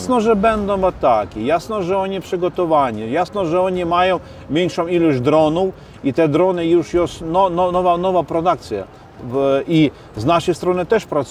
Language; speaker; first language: Polish; non-native, fluent; Ukrainian